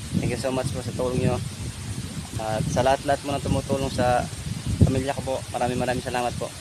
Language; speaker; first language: Filipino; non-native, local second language; Waray